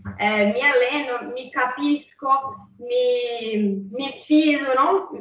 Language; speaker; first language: Italian; non-native, fluent; Portuguese